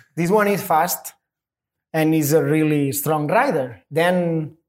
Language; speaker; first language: English; non-native, fluent; Spanish